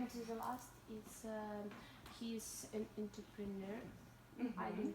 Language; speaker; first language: English; non-native, learner; Ukrainian